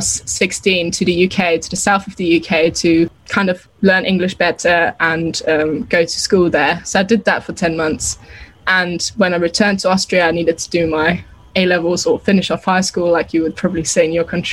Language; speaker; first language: English; non-native, fluent; German